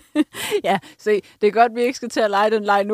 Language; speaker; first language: Danish; native; Danish